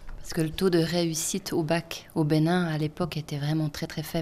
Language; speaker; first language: French; native; French